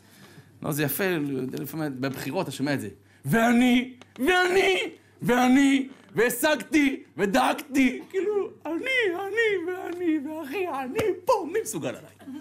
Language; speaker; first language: Hebrew; native; Hebrew